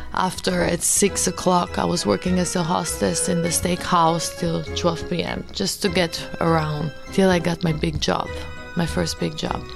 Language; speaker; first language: English; early bilingual, other home language; Albanian